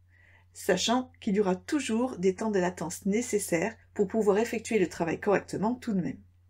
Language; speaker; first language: French; native; French